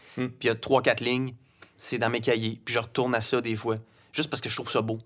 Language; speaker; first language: French; native; French